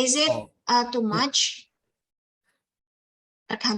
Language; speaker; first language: English; non-native, fluent; Indonesian